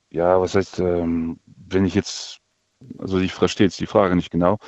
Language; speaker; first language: German; non-native, fluent; Russian